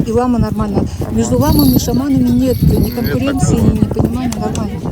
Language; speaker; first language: Russian; native; Russian